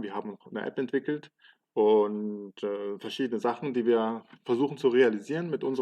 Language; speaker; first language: German; early bilingual, other home language; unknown